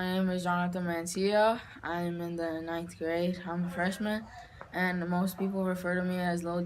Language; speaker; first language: English; native; English